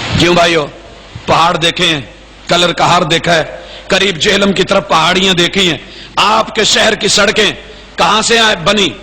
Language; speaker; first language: Urdu; non-native, local second language; Punjabi